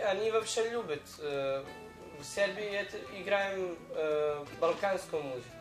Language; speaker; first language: Russian; non-native, learner; Serbian